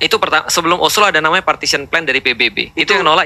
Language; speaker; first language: Indonesian; native; Indonesian